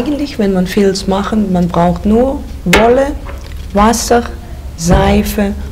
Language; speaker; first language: German; non-native, fluent; Dutch